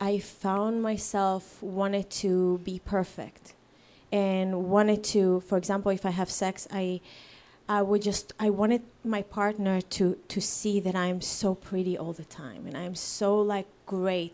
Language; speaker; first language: English; non-native, fluent; Hebrew